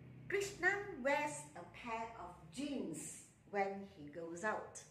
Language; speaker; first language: English; non-native, local second language; Malay